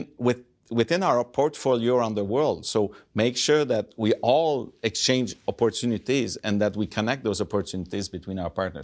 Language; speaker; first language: English; non-native, fluent; French